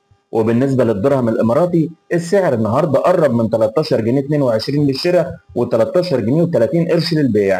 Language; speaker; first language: Arabic; native; Arabic